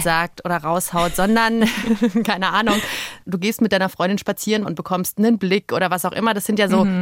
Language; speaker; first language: German; native; German